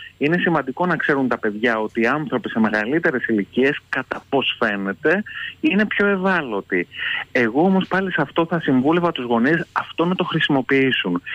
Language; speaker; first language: Greek; native; Greek